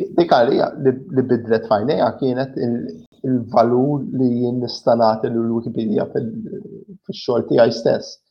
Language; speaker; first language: Maltese; early bilingual, heritage; Maltese